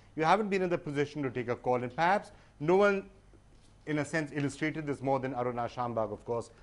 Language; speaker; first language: English; non-native, local second language; Hindi